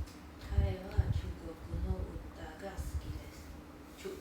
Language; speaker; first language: Japanese; non-native, learner; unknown